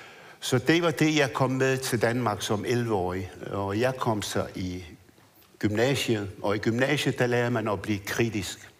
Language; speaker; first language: Danish; early bilingual, other home language; Arabic